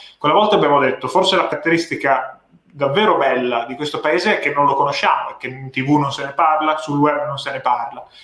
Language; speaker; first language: Italian; native; Italian